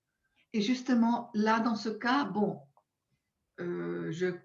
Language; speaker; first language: French; non-native, local second language; German